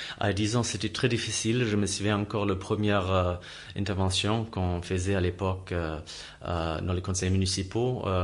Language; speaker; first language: French; non-native, fluent; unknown